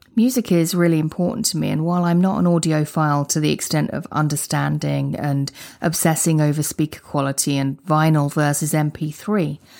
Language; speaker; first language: English; native; English